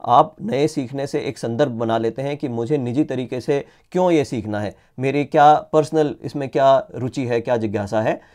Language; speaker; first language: Hindi; native; Hindi